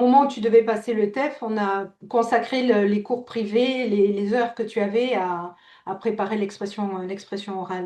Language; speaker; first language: French; native; French